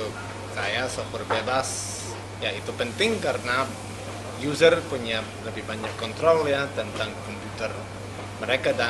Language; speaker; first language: Indonesian; non-native, learner; English